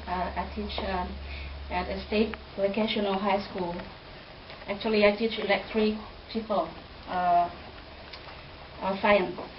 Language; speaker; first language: English; non-native, fluent; Indonesian